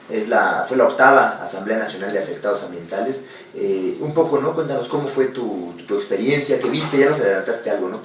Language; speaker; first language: Spanish; native; Spanish